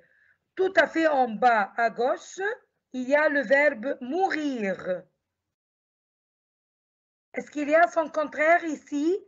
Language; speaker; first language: French; non-native, fluent; Arabic